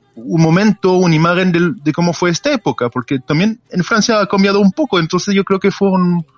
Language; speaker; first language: Spanish; non-native, learner; French